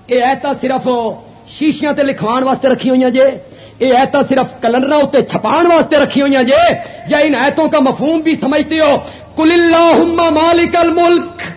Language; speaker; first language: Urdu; non-native, local second language; Punjabi